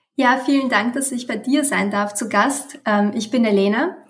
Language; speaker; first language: German; early bilingual, other home language; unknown